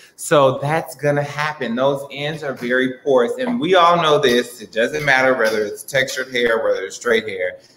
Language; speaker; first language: English; native; English